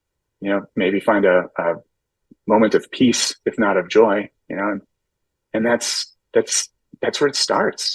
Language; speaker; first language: English; native; English